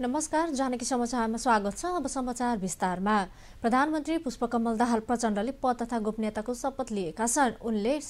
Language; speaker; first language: Nepali; non-native, local second language; Maithili